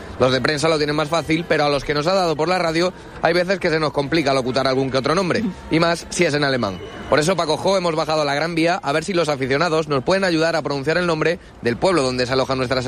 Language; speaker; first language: Spanish; native; Spanish